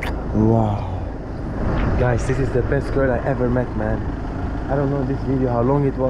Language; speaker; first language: English; non-native, fluent; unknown